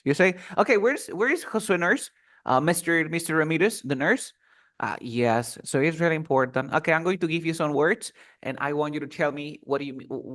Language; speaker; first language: English; non-native, fluent; Spanish